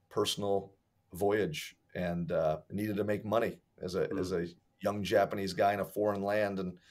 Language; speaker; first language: English; native; English